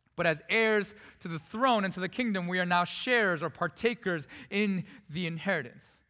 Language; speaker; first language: English; early bilingual, other home language; Korean